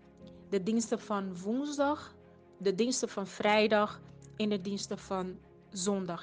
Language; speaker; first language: Dutch; non-native, fluent; Portuguese